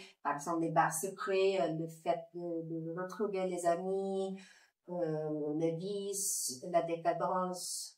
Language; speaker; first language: French; non-native, fluent; Filipino